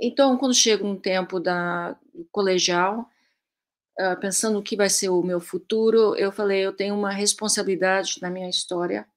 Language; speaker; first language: Portuguese; early bilingual, heritage; Portuguese